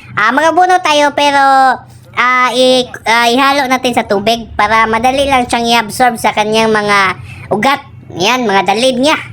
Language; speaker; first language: Filipino; non-native, local second language; Cebuano